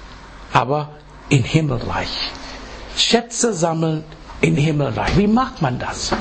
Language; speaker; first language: German; non-native, learner; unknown